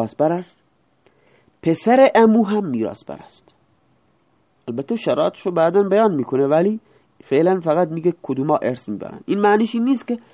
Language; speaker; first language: Persian; non-native, local second language; Baluchi